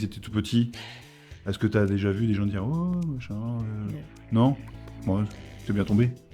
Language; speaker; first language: French; native; French